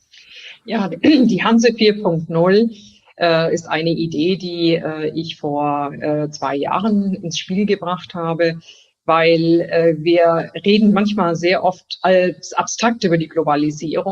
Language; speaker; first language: German; native; German